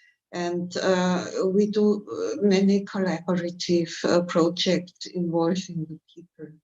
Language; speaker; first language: English; non-native, fluent; German